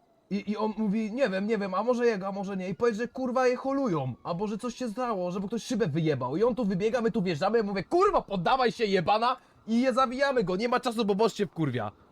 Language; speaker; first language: Polish; native; Polish